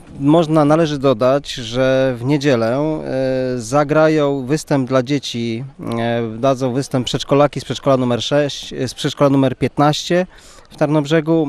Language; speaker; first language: Polish; native; Polish